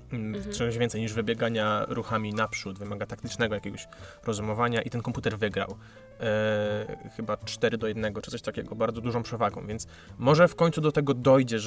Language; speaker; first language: Polish; native; Polish